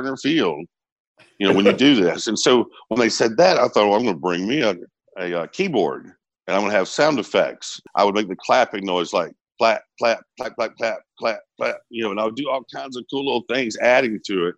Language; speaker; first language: English; native; English